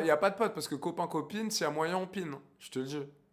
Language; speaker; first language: French; native; French